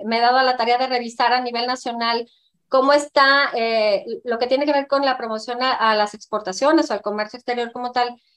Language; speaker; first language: Spanish; native; Spanish